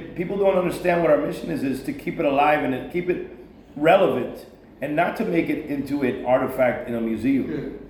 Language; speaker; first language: English; native; English